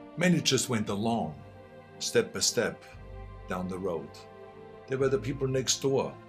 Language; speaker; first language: English; non-native, fluent; German